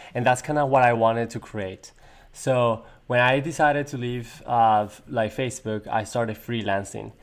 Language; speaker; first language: English; non-native, fluent; Spanish